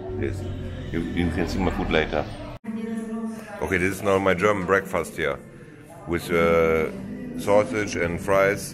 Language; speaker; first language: English; non-native, fluent; German